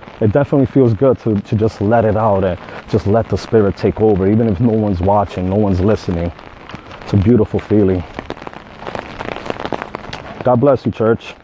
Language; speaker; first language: English; native; English